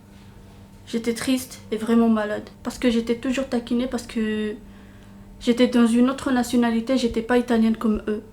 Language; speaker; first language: French; non-native, fluent; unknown